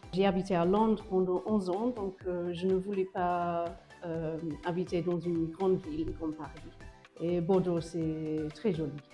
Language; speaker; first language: French; non-native, fluent; English